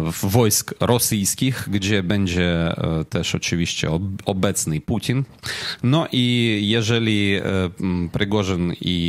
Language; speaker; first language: Polish; non-native, fluent; Ukrainian